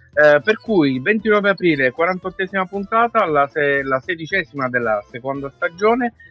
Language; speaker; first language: Italian; native; Italian